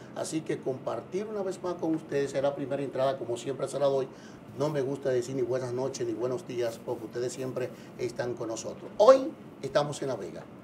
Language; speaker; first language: Spanish; native; Spanish